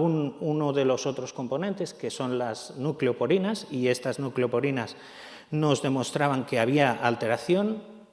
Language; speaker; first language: Spanish; native; Spanish